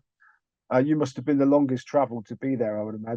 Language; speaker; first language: English; native; English